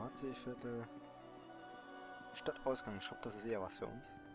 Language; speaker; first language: German; native; German